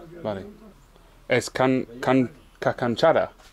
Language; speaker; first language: Spanish; non-native, learner; English